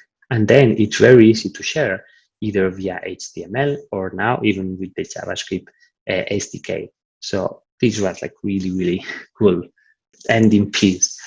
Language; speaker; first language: English; non-native, fluent; Italian